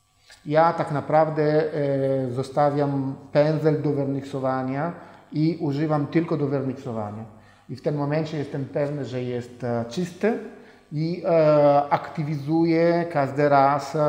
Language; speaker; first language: Polish; non-native, fluent; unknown